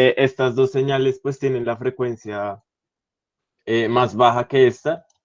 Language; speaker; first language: Spanish; native; Spanish